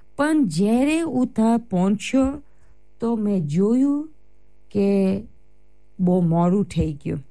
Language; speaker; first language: Gujarati; early bilingual, heritage; Gujarati